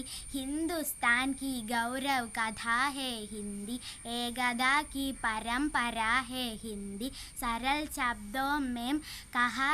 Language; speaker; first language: Hindi; non-native, local second language; Malayalam